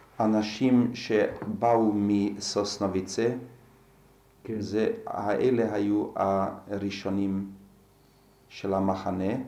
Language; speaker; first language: Hebrew; non-native, fluent; Slovak